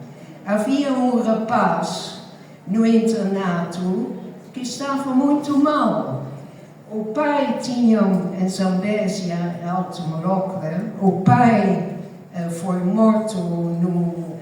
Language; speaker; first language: Portuguese; non-native, fluent; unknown